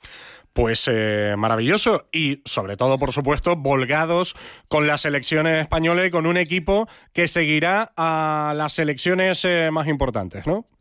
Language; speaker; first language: Spanish; native; Spanish